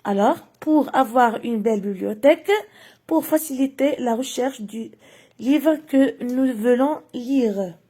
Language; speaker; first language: French; non-native, local second language; Arabic